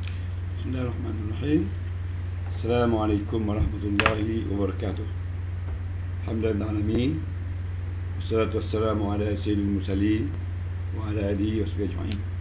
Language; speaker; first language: Arabic; non-native, fluent; Malay